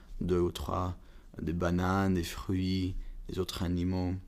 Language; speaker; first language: French; non-native, learner; Dutch